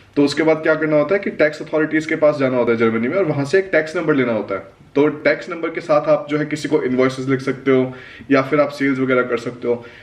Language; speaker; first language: Hindi; native; Hindi